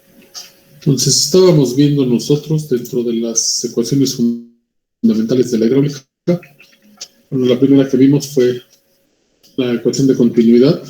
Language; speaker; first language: Spanish; native; Spanish